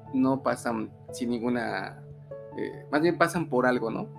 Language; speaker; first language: Spanish; native; Spanish